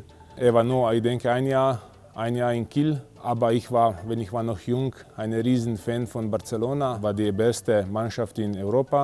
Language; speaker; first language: German; non-native, fluent; Slovenian